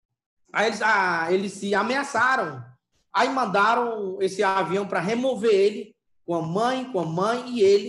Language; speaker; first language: Portuguese; non-native, local second language; Yanomámi